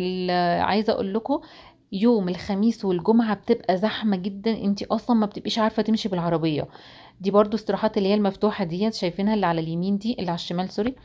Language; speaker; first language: Arabic; native; Arabic